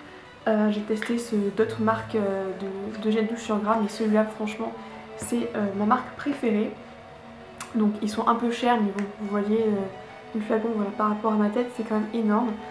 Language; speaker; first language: French; native; French